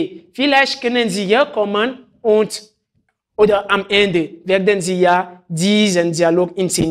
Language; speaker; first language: German; non-native, fluent; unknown